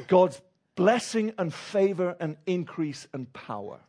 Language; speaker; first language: English; native; English